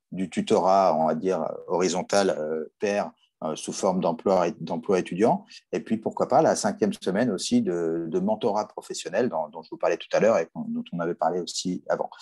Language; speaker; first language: French; native; French